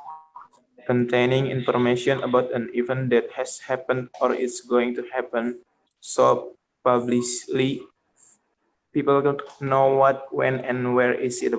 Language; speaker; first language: English; non-native, learner; Indonesian